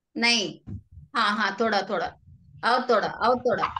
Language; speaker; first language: Hindi; non-native, local second language; Telugu